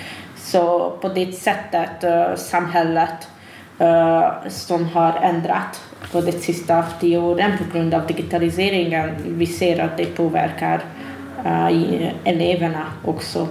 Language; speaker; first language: Swedish; non-native, fluent; Hungarian